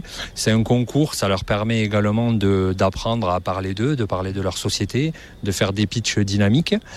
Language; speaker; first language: French; native; French